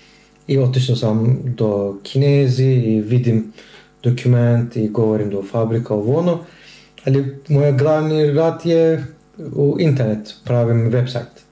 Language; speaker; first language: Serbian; non-native, learner; Turkish